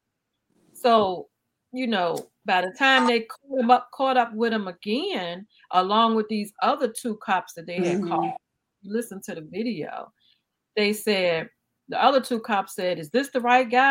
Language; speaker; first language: English; native; English